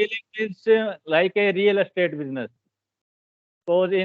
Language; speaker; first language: English; non-native, learner; Hindi